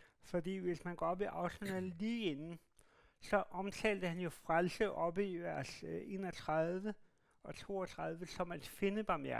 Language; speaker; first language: Danish; native; Danish